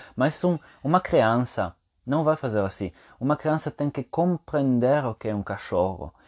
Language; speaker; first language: Portuguese; non-native, fluent; Italian